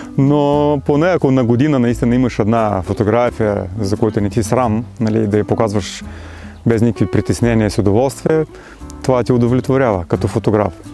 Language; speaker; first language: Bulgarian; non-native, fluent; Russian